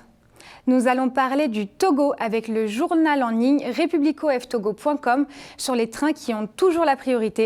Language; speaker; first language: French; native; French